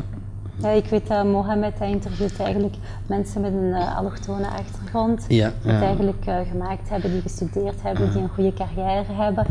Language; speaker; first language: Dutch; native; Dutch